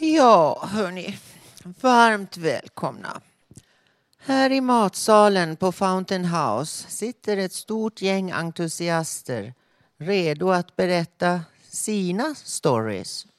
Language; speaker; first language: Swedish; native; Swedish